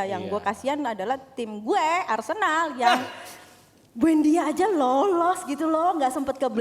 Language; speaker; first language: Indonesian; native; Indonesian